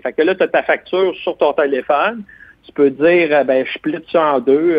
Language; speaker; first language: French; native; French